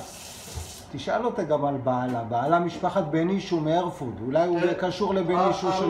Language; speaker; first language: Hebrew; native; Hebrew